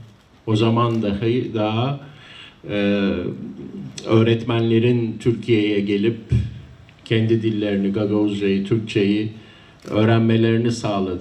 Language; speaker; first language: Turkish; native; Turkish